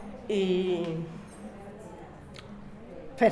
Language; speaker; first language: Spanish; native; Spanish